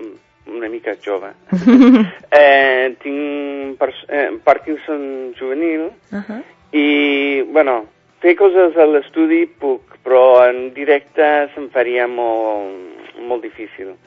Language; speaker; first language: Catalan; non-native, fluent; English